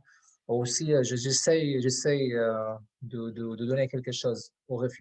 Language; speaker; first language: French; non-native, fluent; Arabic